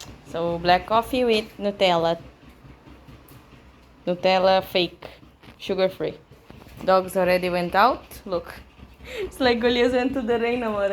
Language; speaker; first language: English; non-native, learner; Portuguese